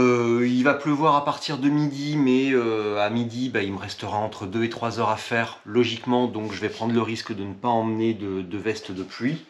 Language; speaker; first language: French; native; French